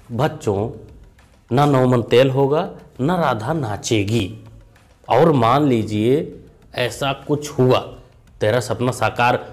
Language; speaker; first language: Hindi; native; Hindi